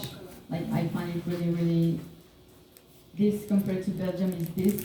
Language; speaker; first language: English; non-native, fluent; French